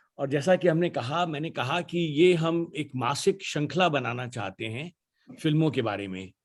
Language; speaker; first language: Hindi; native; Hindi